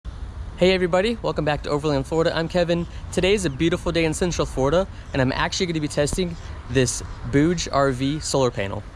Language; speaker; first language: English; native; English